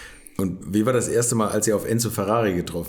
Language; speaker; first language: German; native; German